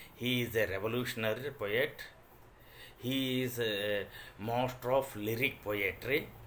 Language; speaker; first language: English; non-native, local second language; Kannada